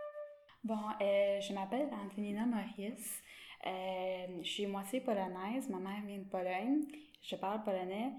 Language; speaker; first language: French; non-native, local second language; English